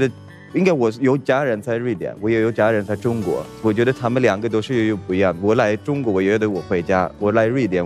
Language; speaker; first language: Chinese; non-native, fluent; Swedish